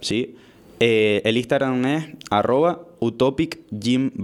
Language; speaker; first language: Spanish; native; Spanish